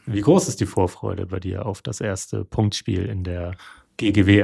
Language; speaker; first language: German; native; German